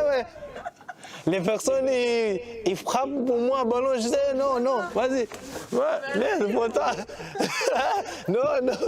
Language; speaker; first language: French; non-native, learner; Portuguese